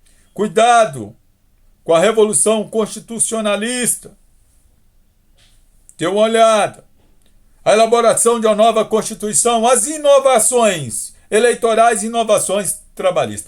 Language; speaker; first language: Portuguese; native; Portuguese